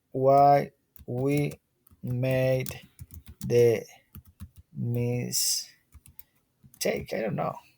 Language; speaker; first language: English; non-native, learner; Spanish